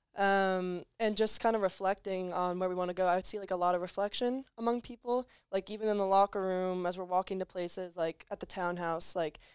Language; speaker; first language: English; native; English